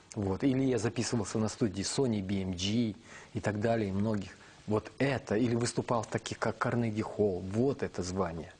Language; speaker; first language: Russian; non-native, local second language; Kazakh